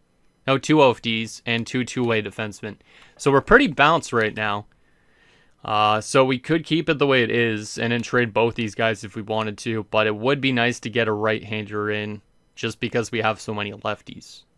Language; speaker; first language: English; native; English